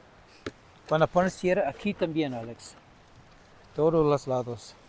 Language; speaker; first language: Spanish; non-native, learner; English